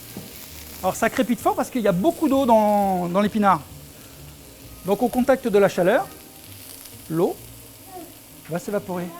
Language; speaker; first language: French; native; French